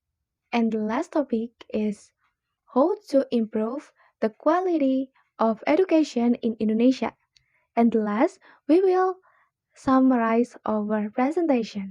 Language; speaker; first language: English; non-native, learner; Indonesian